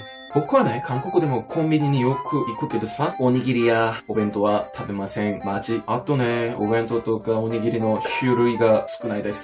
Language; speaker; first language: Japanese; non-native, learner; Korean